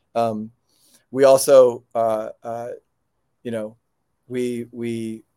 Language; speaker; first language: English; native; English